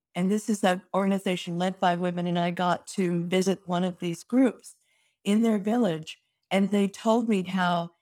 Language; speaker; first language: English; native; English